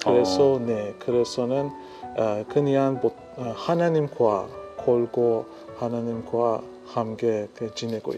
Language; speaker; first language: Korean; non-native, fluent; Persian